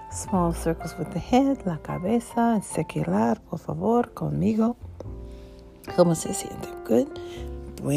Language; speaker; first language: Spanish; non-native, learner; English